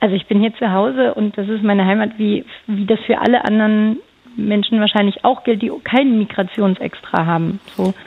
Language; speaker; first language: German; early bilingual, other home language; Turkish